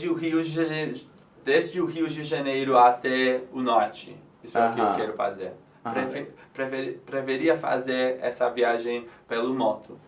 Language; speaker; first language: Portuguese; non-native, fluent; English